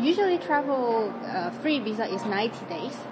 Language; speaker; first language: English; non-native, fluent; Cantonese